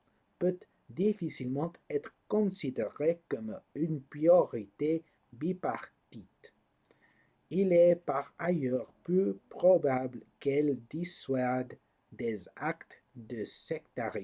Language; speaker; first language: French; non-native, learner; English